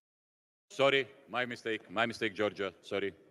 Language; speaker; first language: English; non-native, fluent; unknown